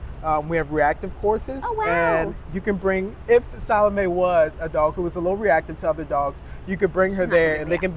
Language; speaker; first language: English; native; English